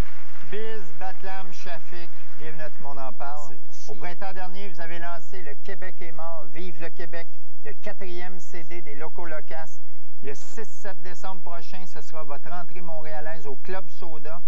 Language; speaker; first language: French; native; French